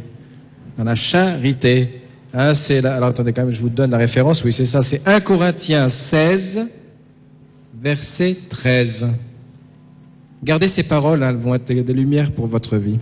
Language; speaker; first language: French; native; French